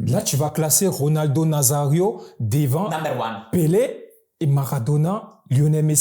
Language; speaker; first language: French; native; French